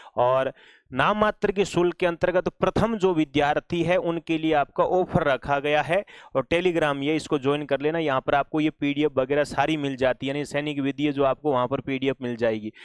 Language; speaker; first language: Hindi; native; Hindi